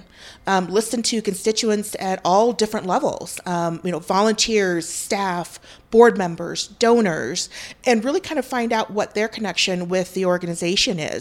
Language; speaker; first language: English; native; English